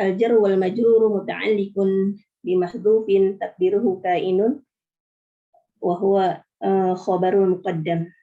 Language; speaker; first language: Arabic; non-native, learner; Indonesian